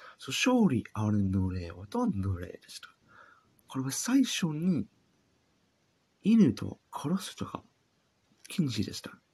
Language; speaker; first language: Japanese; non-native, learner; English